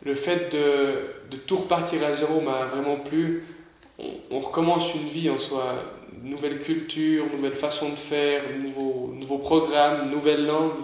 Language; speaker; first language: French; native; French